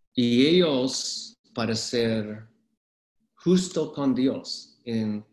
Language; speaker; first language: Spanish; non-native, fluent; English